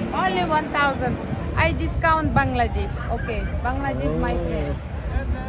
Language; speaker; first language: English; non-native, learner; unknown